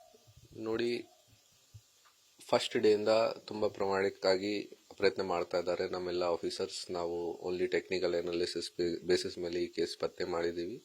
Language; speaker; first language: Kannada; non-native, fluent; Hindi